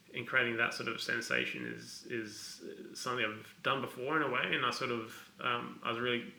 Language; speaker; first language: English; native; English